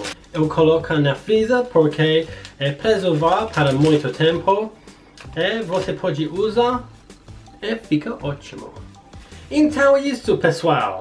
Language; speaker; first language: Portuguese; non-native, learner; English